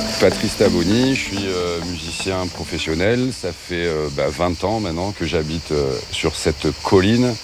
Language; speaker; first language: French; native; French